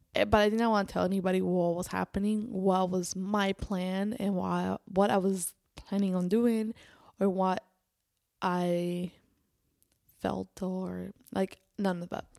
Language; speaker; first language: English; non-native, fluent; Spanish